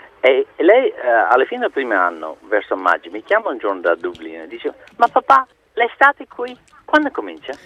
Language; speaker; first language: Italian; non-native, fluent; English